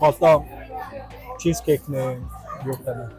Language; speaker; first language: Swedish; non-native, learner; Mongolian